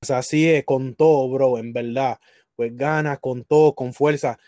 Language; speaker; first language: Spanish; early bilingual, heritage; Spanish